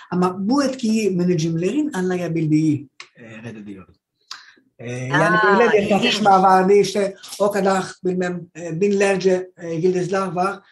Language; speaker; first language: Turkish; non-native, learner; Greek